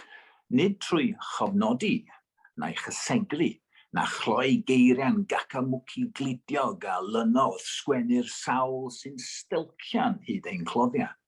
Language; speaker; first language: Welsh; native; Welsh